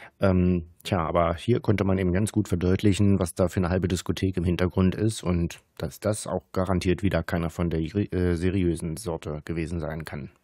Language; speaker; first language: German; native; German